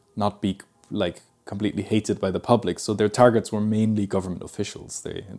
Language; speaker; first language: English; early bilingual, other home language; Pashto